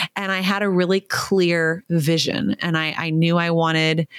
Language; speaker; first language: English; native; English